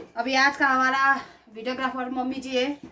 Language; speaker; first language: Hindi; non-native, local second language; Nepali